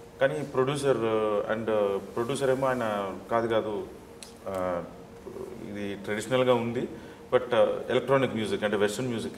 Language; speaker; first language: Telugu; native; Telugu